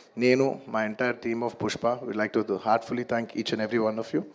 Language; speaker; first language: English; non-native, local second language; Telugu